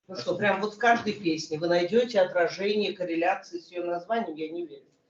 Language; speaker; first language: Russian; native; Russian